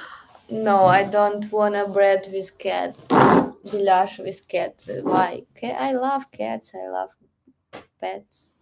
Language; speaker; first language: English; non-native, learner; Russian